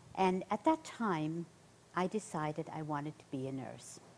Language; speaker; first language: English; native; English